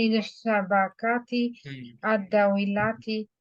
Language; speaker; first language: Arabic; non-native, learner; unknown